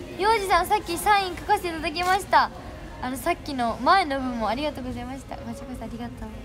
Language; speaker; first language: Japanese; native; Japanese